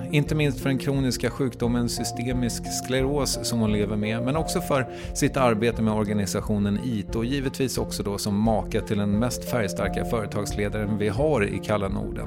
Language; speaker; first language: Swedish; native; Swedish